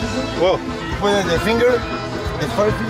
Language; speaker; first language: English; non-native, learner; Spanish